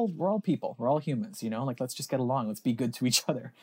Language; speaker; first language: English; native; English